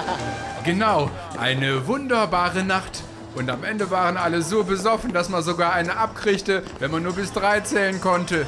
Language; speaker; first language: German; native; German